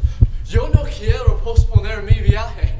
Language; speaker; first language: Spanish; non-native, learner; English